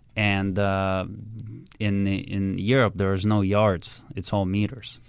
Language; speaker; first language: English; early bilingual, other home language; Russian